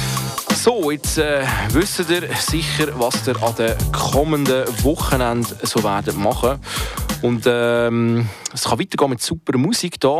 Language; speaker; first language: German; native; German